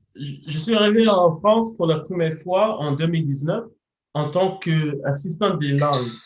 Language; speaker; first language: French; non-native, fluent; English